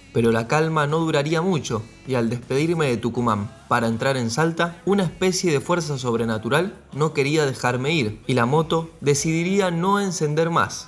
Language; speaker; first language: Spanish; native; Spanish